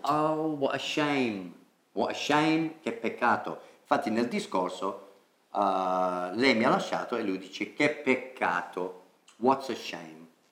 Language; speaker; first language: Italian; non-native, fluent; English